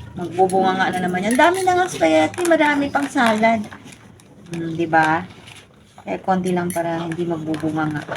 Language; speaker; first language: Filipino; non-native, local second language; Cebuano